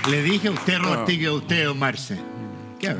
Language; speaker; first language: Spanish; native; Spanish